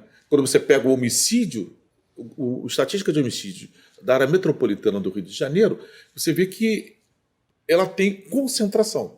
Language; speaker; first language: Portuguese; native; Portuguese